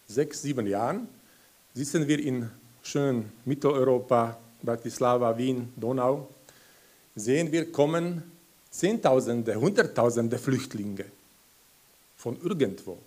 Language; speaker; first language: German; non-native, fluent; Slovak